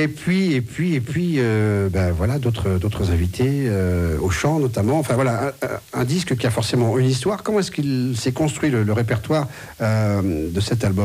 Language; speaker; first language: French; native; French